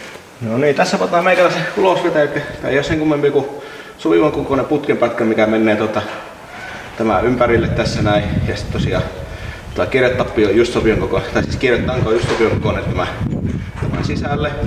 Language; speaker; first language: Finnish; native; Finnish